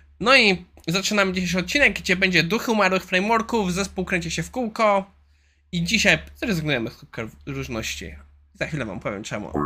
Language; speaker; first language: Polish; native; Polish